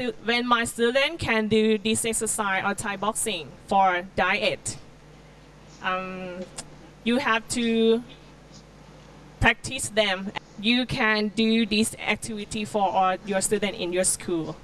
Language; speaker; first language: English; non-native, learner; Thai